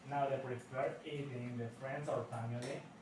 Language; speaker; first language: English; non-native, learner; Spanish